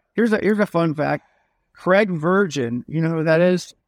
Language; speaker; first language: English; native; English